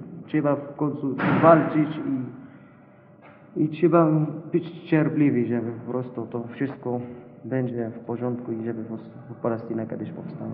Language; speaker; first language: Polish; non-native, learner; Arabic